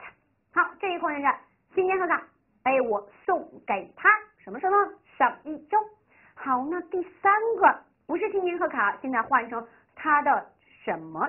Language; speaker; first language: Chinese; native; Chinese